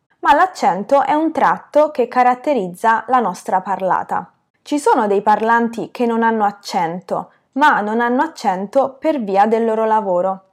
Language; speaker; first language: Italian; native; Italian